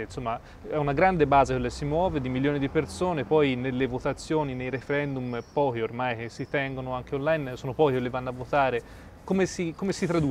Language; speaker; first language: Italian; native; Italian